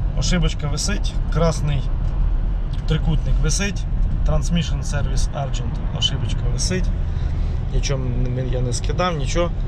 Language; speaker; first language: Ukrainian; non-native, local second language; Russian